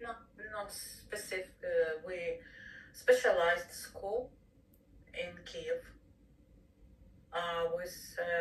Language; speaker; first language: English; non-native, fluent; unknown